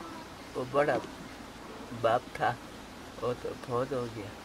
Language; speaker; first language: Hindi; non-native, local second language; Balti